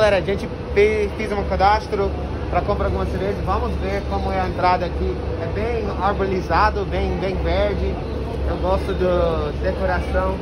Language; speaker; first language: Portuguese; non-native, fluent; English